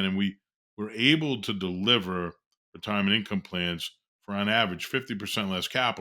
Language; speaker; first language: English; native; English